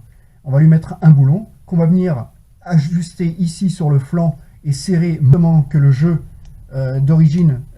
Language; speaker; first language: French; native; French